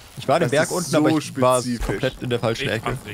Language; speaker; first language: German; native; German